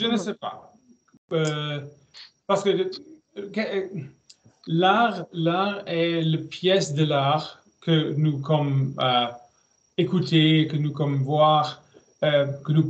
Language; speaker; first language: French; non-native, learner; German